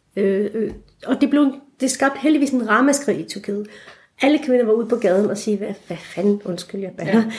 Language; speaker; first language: Danish; early bilingual, other home language; Turkish